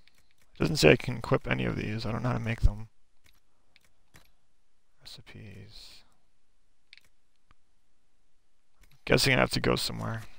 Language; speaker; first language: English; native; English